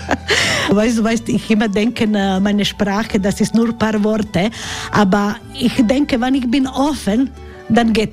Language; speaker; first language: German; non-native, learner; Croatian